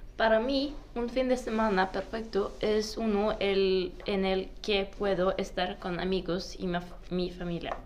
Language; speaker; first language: Spanish; non-native, learner; Norwegian